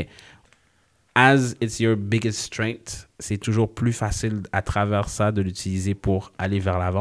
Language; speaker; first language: French; native; French